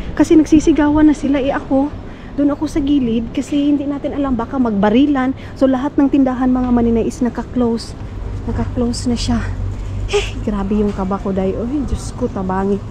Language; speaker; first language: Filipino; non-native, local second language; Cebuano